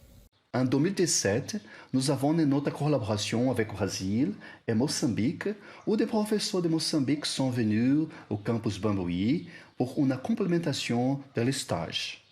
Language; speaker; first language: French; non-native, learner; Portuguese